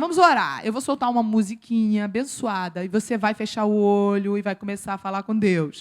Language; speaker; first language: Portuguese; native; Portuguese